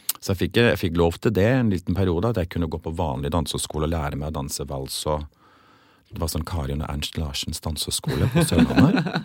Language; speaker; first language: Norwegian; early bilingual, other home language; English